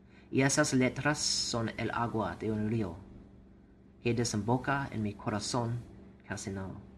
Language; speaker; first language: Spanish; non-native, fluent; English